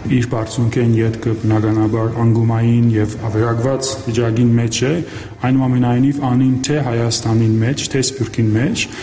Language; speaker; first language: Armenian; native; Armenian